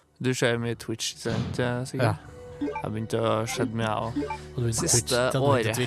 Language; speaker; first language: Norwegian; native; Norwegian